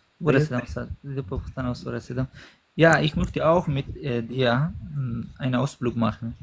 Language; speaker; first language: German; non-native, learner; Pashto